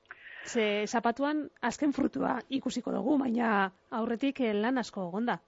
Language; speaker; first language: Basque; native; Basque